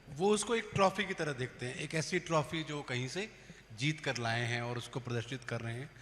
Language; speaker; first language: Hindi; native; Hindi